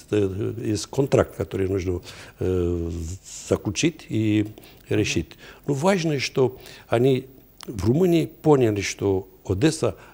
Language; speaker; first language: Russian; non-native, fluent; Romanian